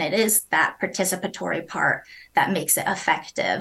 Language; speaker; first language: English; native; English